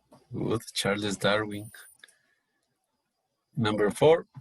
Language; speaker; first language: English; non-native, learner; Spanish